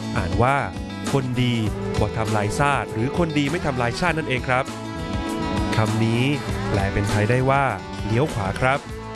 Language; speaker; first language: Thai; native; Thai